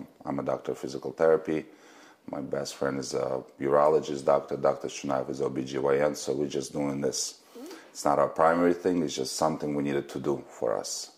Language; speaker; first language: English; non-native, fluent; Russian